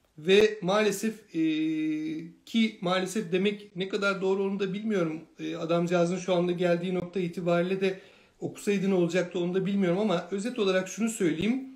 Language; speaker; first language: Turkish; native; Turkish